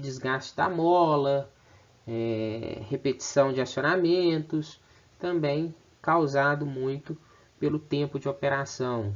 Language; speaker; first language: Portuguese; native; Portuguese